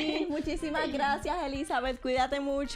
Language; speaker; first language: Spanish; native; Spanish